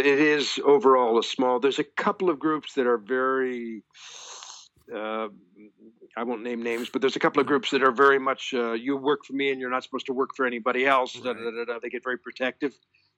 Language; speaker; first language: English; native; English